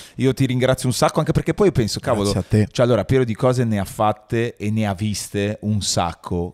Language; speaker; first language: Italian; native; Italian